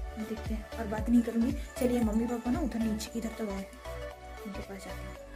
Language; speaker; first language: Hindi; native; Hindi